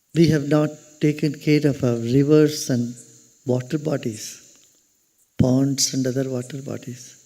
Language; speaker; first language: English; non-native, local second language; Hindi